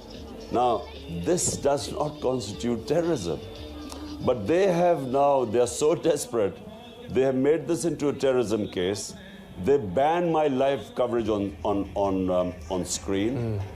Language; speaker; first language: English; non-native, local second language; Urdu